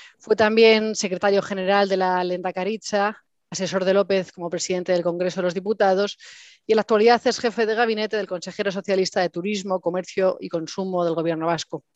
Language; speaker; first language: Spanish; native; Spanish